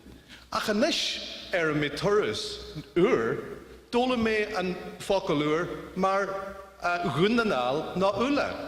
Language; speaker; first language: Irish; non-native, learner; English